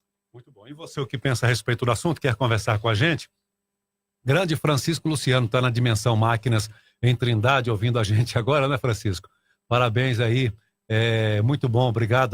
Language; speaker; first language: Portuguese; native; Portuguese